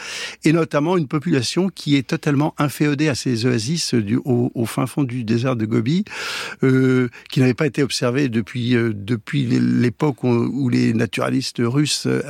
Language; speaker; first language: French; native; French